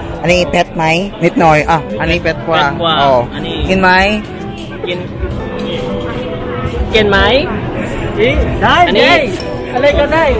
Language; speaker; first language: Thai; non-native, learner; Filipino